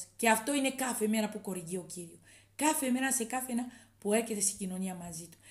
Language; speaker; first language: Greek; non-native, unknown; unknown